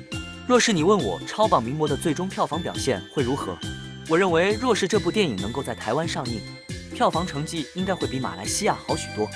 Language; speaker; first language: Chinese; native; Chinese